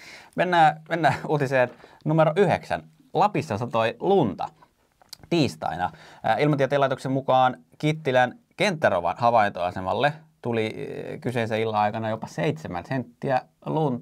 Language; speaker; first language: Finnish; native; Finnish